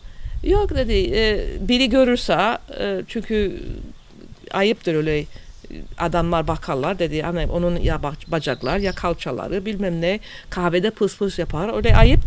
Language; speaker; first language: Turkish; non-native, fluent; English